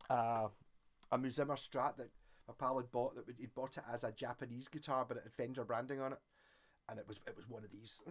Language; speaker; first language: English; native; English